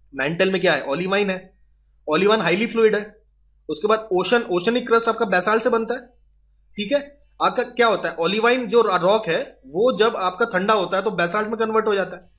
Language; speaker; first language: Hindi; native; Hindi